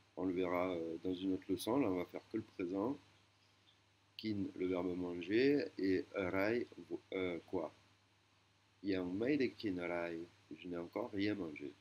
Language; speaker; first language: French; native; French